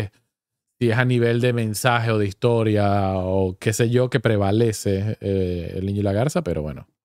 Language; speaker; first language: Spanish; native; Spanish